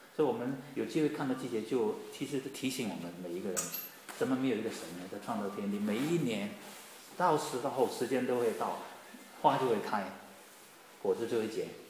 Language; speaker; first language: Chinese; native; Chinese